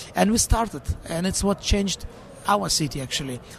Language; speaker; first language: English; non-native, fluent; Russian